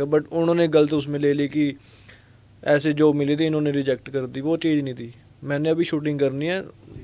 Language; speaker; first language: Hindi; non-native, local second language; Punjabi